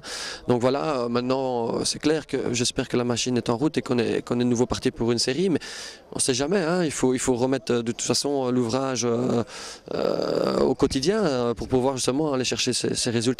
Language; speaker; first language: French; native; French